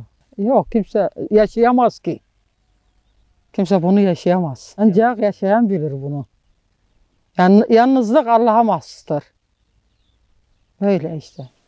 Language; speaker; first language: Turkish; non-native, local second language; Arabic